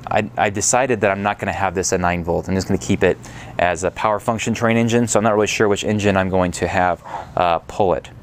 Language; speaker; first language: English; native; English